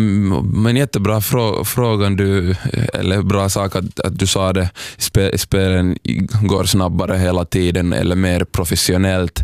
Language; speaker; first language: Swedish; non-native, local second language; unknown